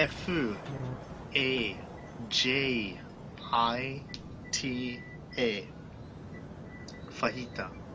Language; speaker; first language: Japanese; non-native, learner; English